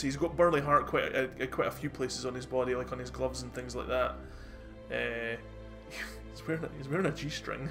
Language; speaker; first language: English; native; English